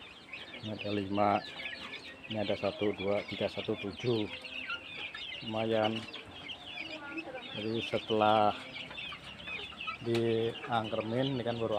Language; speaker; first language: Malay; non-native, local second language; Javanese